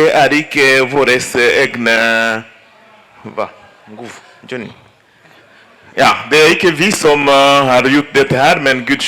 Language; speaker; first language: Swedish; non-native, learner; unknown